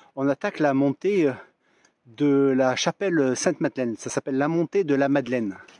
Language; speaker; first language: French; native; French